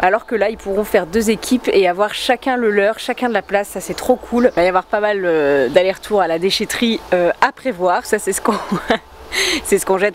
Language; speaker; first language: French; native; French